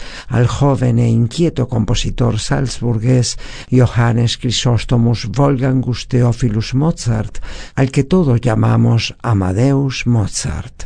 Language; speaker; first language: Spanish; native; Spanish